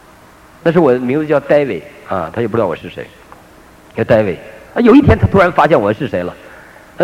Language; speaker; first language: Chinese; native; Chinese